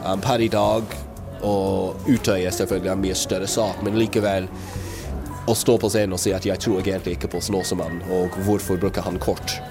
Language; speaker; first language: Norwegian; non-native, fluent; English